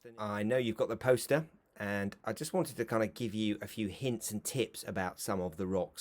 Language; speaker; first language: English; native; English